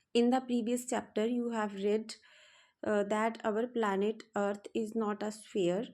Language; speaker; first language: English; non-native, local second language; Punjabi